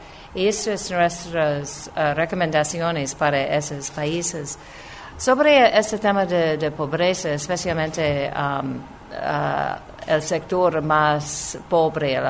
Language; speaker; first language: Spanish; non-native, fluent; English